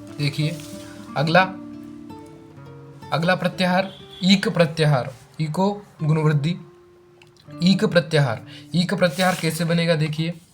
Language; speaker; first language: Hindi; non-native, local second language; Marathi